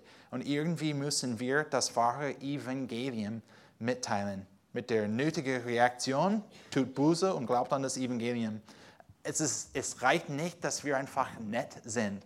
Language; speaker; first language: German; non-native, fluent; English